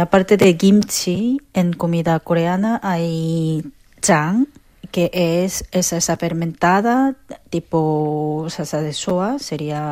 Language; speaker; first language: Spanish; non-native, fluent; Korean